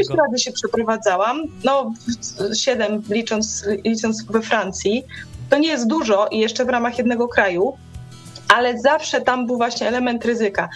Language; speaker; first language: Polish; native; Polish